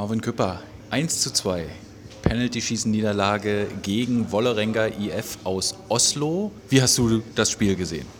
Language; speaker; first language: German; native; German